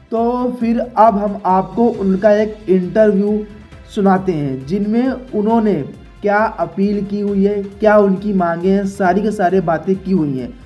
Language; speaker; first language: Hindi; native; Hindi